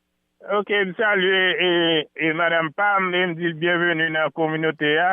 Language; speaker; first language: French; non-native, local second language; Haitian Creole